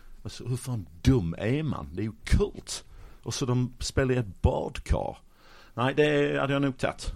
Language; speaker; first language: Swedish; non-native, fluent; English